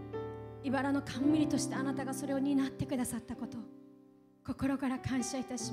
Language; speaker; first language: Japanese; native; Japanese